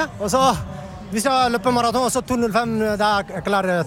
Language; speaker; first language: Norwegian; non-native, learner; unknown